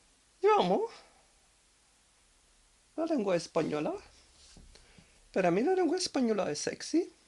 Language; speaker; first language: Spanish; non-native, learner; French